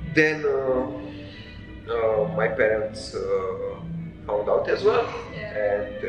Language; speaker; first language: English; non-native, fluent; Romanian